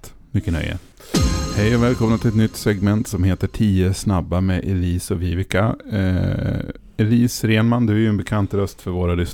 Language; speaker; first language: Swedish; native; Swedish